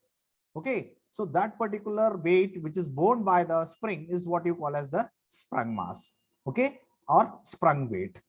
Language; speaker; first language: English; non-native, local second language; Marathi